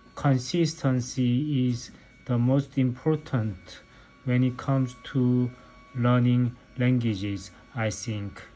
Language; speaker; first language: English; non-native, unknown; Korean